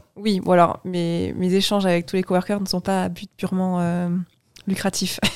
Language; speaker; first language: French; native; French